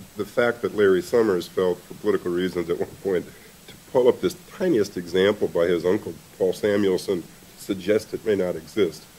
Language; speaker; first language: English; native; English